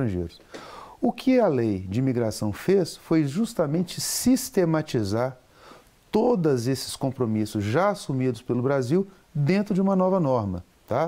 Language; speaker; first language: Portuguese; native; Portuguese